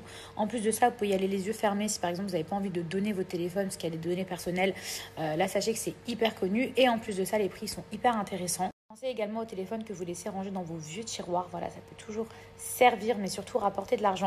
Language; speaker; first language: French; native; French